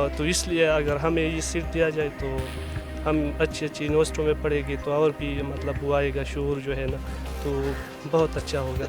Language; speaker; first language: Urdu; non-native, local second language; Pashto